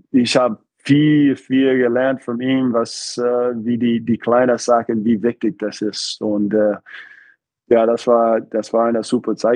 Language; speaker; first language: German; non-native, fluent; English